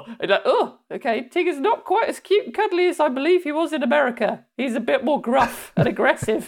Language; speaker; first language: English; native; English